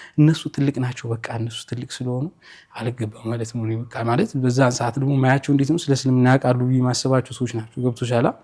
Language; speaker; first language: Amharic; native; Amharic